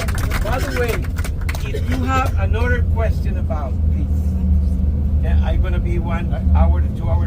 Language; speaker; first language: English; non-native, learner; Spanish